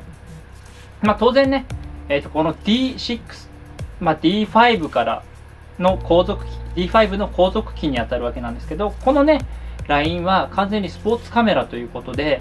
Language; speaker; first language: Japanese; native; Japanese